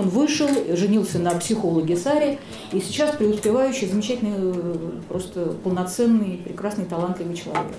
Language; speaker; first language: Russian; native; Russian